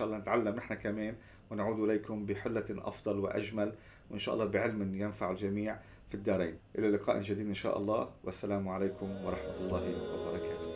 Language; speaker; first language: Arabic; native; Arabic